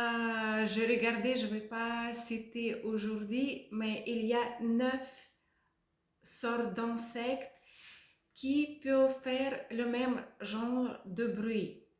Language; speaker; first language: French; non-native, fluent; Russian